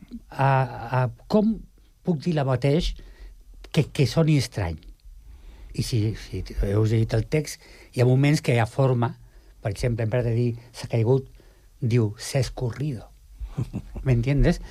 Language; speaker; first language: Catalan; non-native, local second language; Spanish